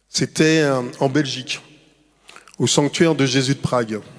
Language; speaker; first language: French; native; French